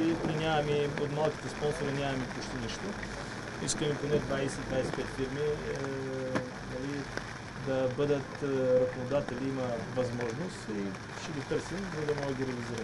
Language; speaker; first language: Bulgarian; native; Bulgarian